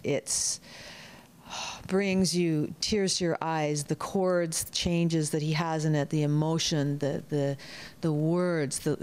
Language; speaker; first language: English; early bilingual, other home language; Spanish